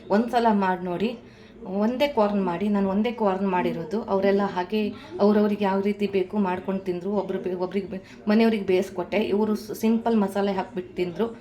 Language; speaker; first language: Kannada; non-native, local second language; Konkani